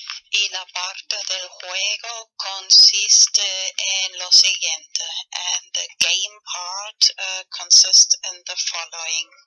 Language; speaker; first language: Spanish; non-native, fluent; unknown